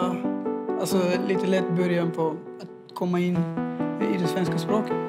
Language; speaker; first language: Swedish; non-native, fluent; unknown